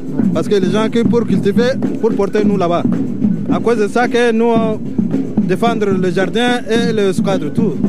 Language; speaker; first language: French; non-native, learner; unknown